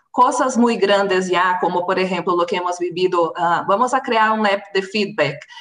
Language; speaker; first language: Spanish; non-native, fluent; Portuguese